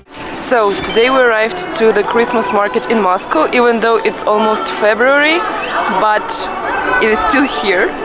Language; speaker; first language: English; non-native, fluent; Russian